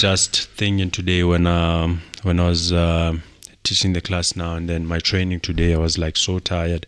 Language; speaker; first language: English; non-native, local second language; Xhosa